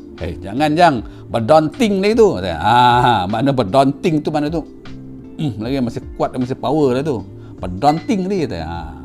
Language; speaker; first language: Malay; native; Malay